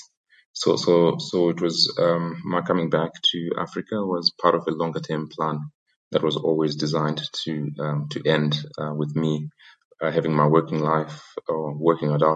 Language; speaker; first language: English; non-native, local second language; Shona